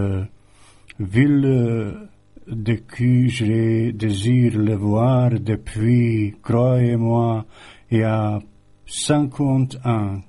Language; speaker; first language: French; non-native, fluent; Croatian